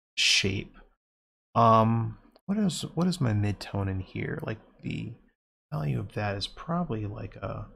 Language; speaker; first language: English; native; English